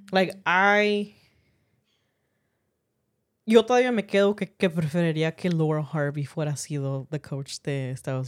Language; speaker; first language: Spanish; early bilingual, heritage; Spanish